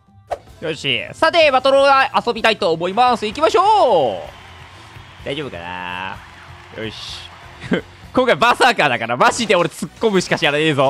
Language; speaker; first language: Japanese; native; Japanese